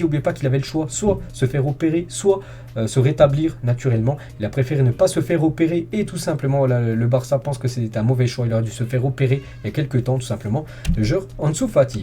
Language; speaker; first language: French; native; French